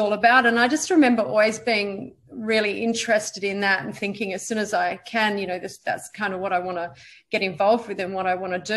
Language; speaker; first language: English; native; English